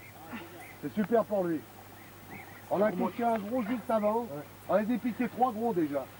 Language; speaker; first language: French; native; French